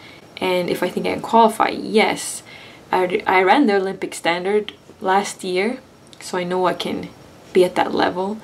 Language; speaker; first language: English; non-native, fluent; Swedish